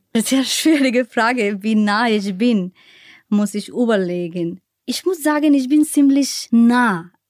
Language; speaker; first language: German; non-native, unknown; Bangla